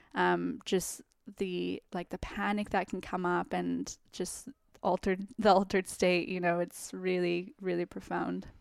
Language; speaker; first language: English; native; English